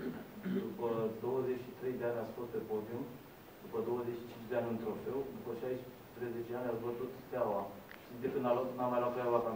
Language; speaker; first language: Romanian; native; Romanian